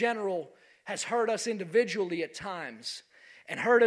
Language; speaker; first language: English; native; English